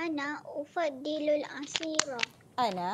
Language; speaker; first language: Arabic; non-native, learner; Malay